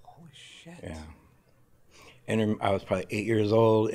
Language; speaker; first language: English; native; English